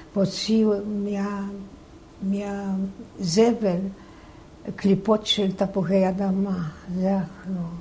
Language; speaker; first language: Hebrew; non-native, fluent; Polish